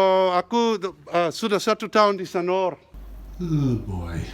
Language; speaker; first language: Indonesian; non-native, learner; English